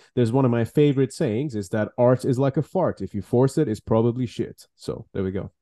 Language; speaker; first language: English; non-native, fluent; Persian